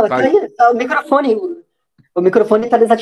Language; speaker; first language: Portuguese; native; Portuguese